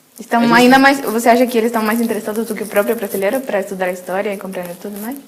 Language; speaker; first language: Portuguese; non-native, fluent; Spanish